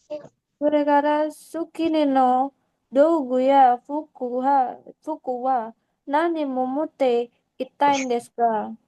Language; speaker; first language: Japanese; non-native, learner; Indonesian